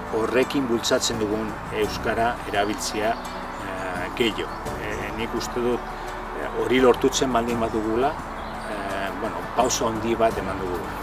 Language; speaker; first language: Basque; native; Basque